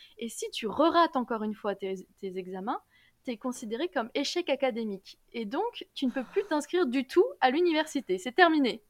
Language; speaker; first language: French; native; French